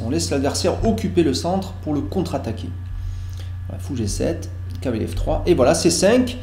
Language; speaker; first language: French; native; French